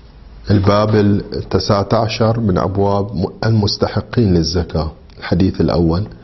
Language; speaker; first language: Arabic; native; Arabic